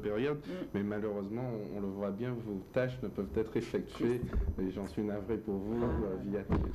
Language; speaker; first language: French; native; French